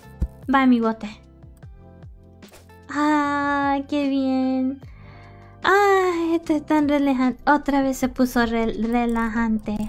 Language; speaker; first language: Spanish; non-native, learner; English